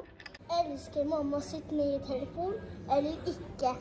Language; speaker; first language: Norwegian; early bilingual, other home language; Filipino